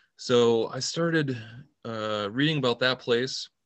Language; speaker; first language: English; native; English